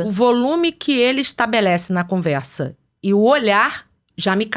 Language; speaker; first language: Portuguese; native; Portuguese